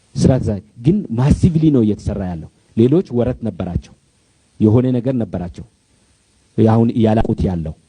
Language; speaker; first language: Amharic; non-native, local second language; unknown